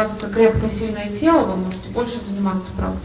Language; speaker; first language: Russian; native; Russian